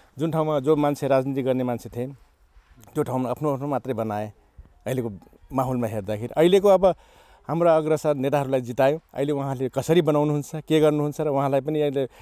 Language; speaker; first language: Nepali; non-native, local second language; Rana Tharu